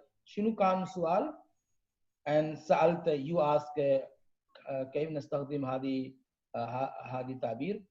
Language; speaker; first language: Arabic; non-native, fluent; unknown